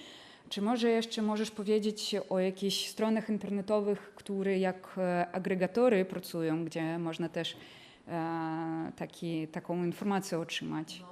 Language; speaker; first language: Polish; non-native, fluent; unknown